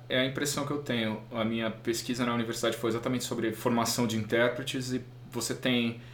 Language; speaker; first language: Portuguese; native; Portuguese